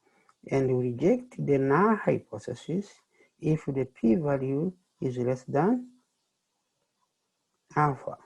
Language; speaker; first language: English; non-native, fluent; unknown